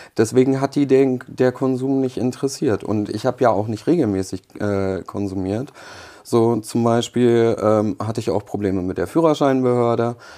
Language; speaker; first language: German; early bilingual, other home language; Polish